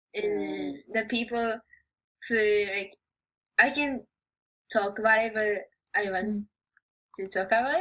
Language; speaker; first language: English; non-native, learner; Japanese